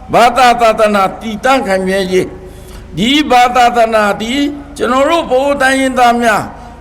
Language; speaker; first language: Burmese; non-native, local second language; Pa'o Karen